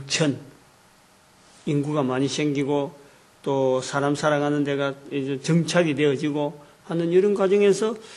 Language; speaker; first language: Korean; native; Korean